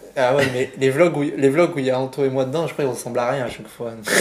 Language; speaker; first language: French; native; French